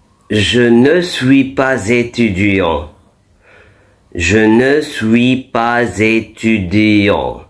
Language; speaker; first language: French; non-native, fluent; Arabic